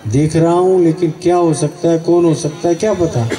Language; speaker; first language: Hindi; non-native, local second language; Gujarati